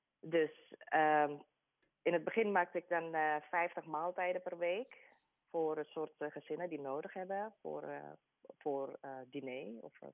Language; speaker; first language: Dutch; non-native, learner; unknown